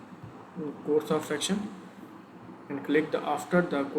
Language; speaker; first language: English; non-native, learner; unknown